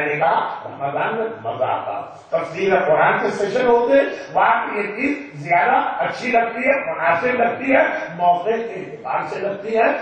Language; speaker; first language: Urdu; native; Urdu